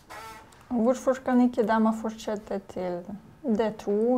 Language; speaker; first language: Norwegian; non-native, fluent; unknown